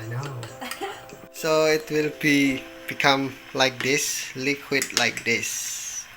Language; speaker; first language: English; non-native, learner; Indonesian